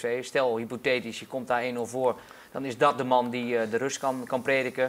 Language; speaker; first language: Dutch; native; Dutch